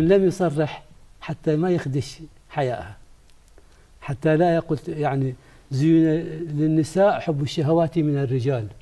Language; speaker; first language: Arabic; native; Arabic